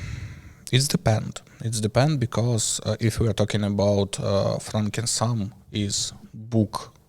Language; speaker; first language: English; non-native, learner; Ukrainian